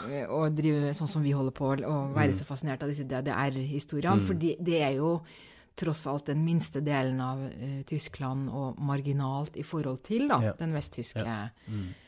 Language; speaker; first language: Norwegian; native; Norwegian